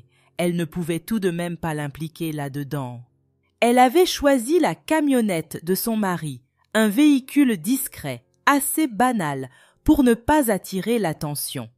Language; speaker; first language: French; native; French